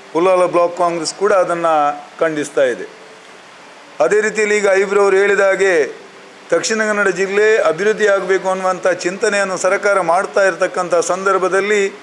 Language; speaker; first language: Kannada; non-native, local second language; Tulu